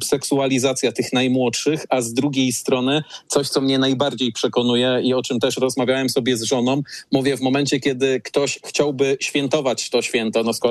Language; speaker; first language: Polish; native; Polish